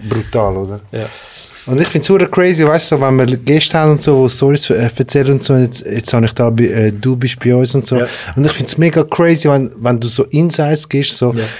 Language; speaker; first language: German; native; German